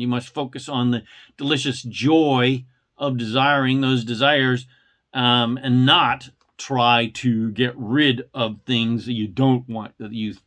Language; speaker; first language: English; native; English